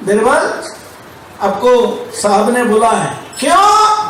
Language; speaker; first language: Hindi; non-native, local second language; Marathi